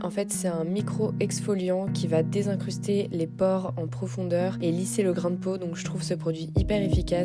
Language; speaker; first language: French; native; French